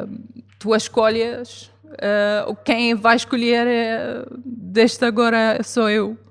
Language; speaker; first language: Portuguese; non-native, fluent; Arabic